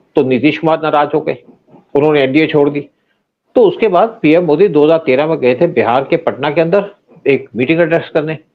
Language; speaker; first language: Hindi; native; Hindi